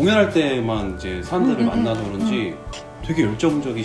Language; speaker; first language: Korean; native; Korean